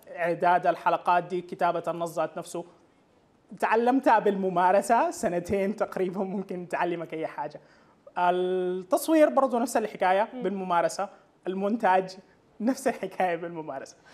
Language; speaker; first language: Arabic; native; Arabic